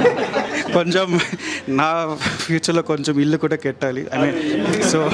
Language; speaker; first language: Telugu; non-native, learner; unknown